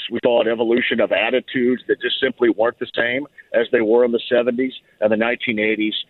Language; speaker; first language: English; native; English